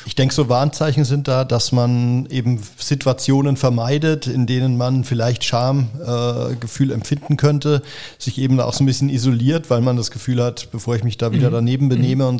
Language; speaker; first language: German; native; German